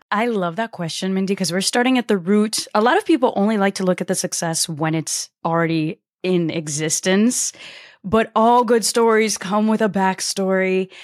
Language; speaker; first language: English; early bilingual, other home language; Portuguese